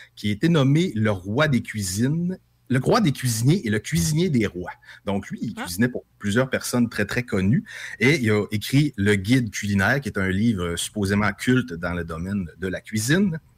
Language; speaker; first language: French; native; French